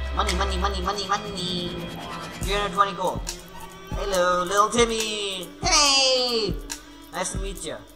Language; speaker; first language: English; non-native, local second language; Urdu